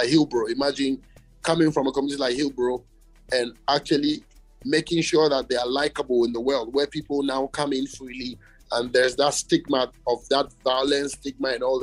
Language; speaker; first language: English; non-native, local second language; Ewe